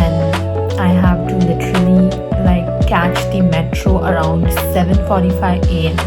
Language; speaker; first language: English; non-native, local second language; Hindi